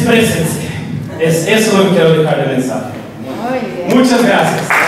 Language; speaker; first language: Spanish; non-native, local second language; Portuguese